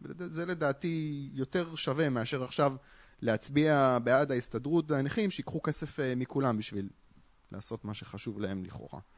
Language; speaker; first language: Hebrew; native; Hebrew